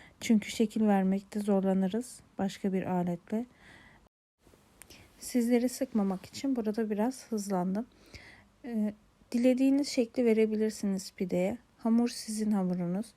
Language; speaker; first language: Turkish; native; Turkish